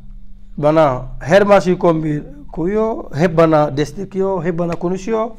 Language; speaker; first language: Turkish; non-native, learner; French